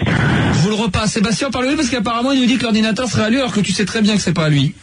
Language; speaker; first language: French; native; French